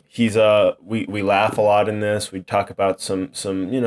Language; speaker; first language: English; native; English